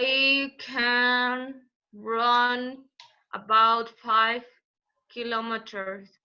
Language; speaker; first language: English; non-native, learner; Spanish